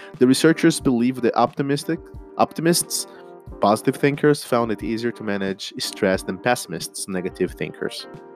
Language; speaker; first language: English; non-native, fluent; Portuguese